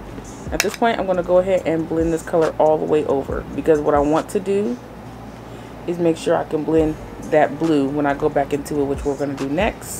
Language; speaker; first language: English; native; English